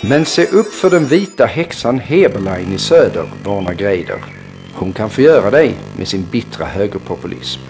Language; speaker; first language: Swedish; native; Swedish